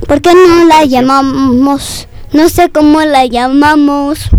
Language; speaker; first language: Spanish; early bilingual, other home language; French